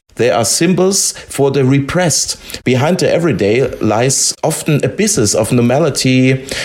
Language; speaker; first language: English; non-native, fluent; German